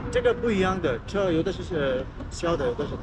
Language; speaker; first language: Chinese; non-native, learner; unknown